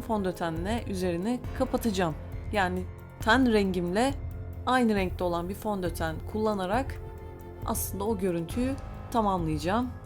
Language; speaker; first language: Turkish; native; Turkish